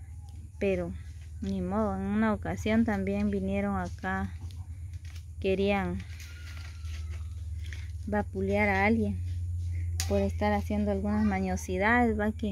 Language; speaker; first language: Spanish; native; Spanish